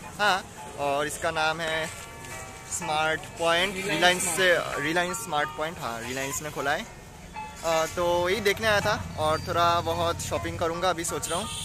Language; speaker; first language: Hindi; non-native, local second language; Bangla